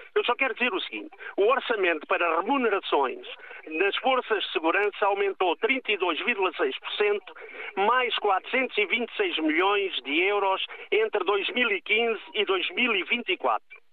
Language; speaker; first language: Portuguese; native; Portuguese